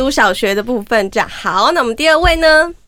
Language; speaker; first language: Chinese; native; Chinese